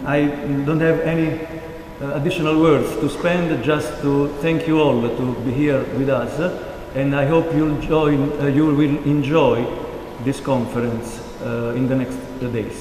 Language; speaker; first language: English; non-native, fluent; Italian